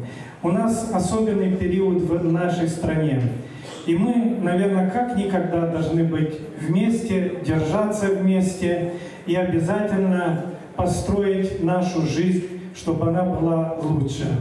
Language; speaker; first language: Russian; non-native, local second language; Romanian